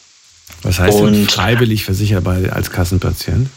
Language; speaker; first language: German; native; German